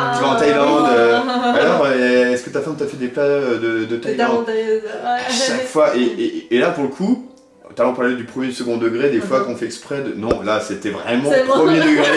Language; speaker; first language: French; native; French